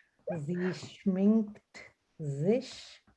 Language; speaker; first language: German; non-native, fluent; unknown